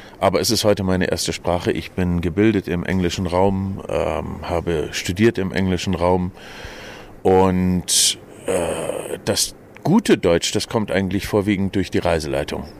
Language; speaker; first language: German; native; German